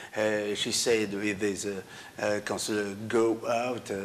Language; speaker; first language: English; non-native, learner; Malagasy